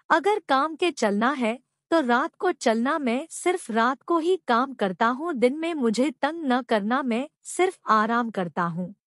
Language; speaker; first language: Hindi; native; Hindi